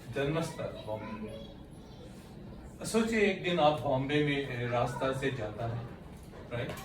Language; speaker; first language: Hindi; non-native, local second language; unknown